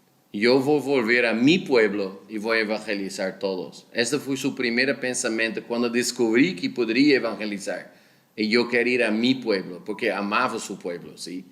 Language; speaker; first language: Spanish; non-native, fluent; Portuguese